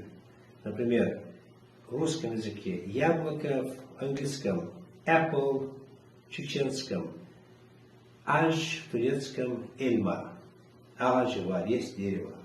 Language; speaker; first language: Russian; non-native, local second language; Chechen